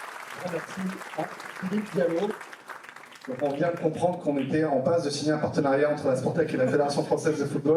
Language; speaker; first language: French; native; French